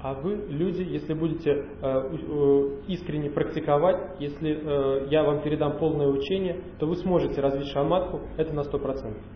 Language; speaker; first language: Russian; native; Russian